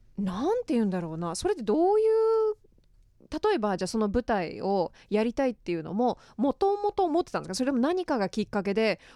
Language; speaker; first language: Japanese; native; Japanese